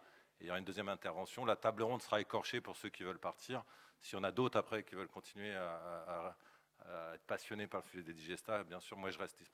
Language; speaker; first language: French; native; French